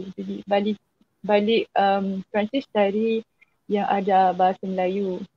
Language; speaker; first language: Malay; non-native, fluent; French